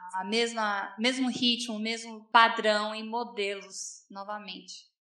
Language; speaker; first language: Portuguese; non-native, fluent; English